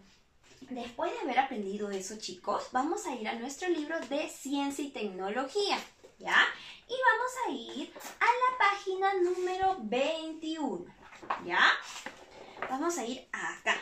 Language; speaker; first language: Spanish; native; Spanish